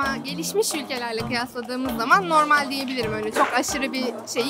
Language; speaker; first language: Turkish; native; Turkish